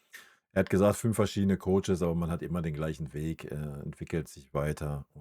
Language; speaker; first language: German; native; German